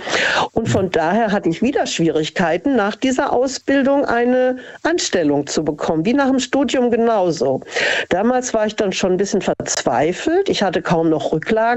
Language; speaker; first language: German; native; German